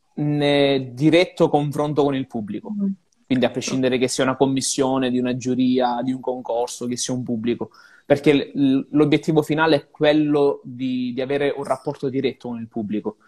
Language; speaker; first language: Italian; native; Italian